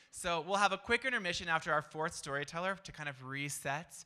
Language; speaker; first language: English; native; English